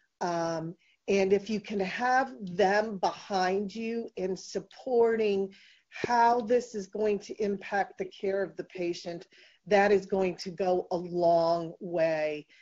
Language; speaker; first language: English; native; English